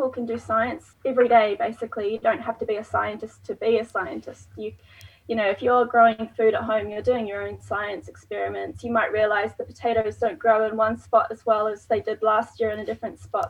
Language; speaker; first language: English; native; English